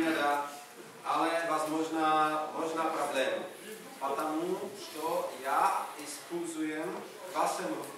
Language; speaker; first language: Russian; non-native, learner; Czech